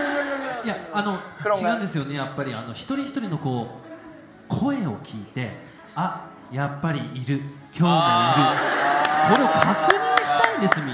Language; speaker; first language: Japanese; native; Japanese